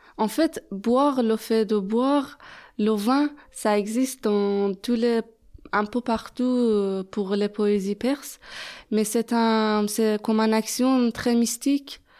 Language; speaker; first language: French; non-native, fluent; Persian